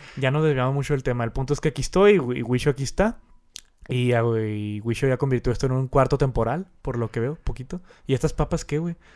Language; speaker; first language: Spanish; native; Spanish